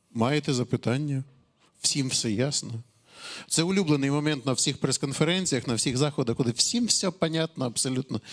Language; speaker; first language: Ukrainian; native; Ukrainian